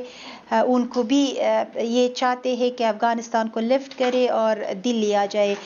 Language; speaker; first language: Hindi; non-native, learner; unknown